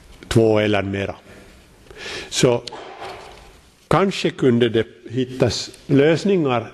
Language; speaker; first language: Swedish; non-native, local second language; Finnish